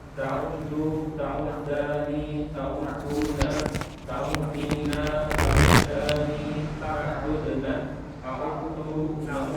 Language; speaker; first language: Arabic; non-native, learner; Indonesian